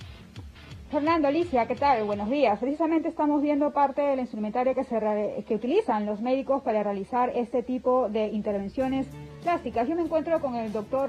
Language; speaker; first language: Spanish; native; Spanish